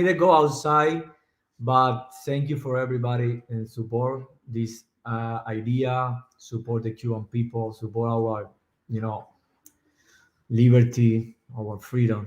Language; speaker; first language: English; non-native, learner; Spanish